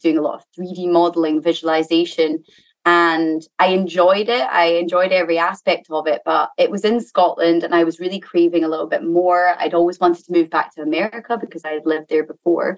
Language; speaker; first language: English; native; English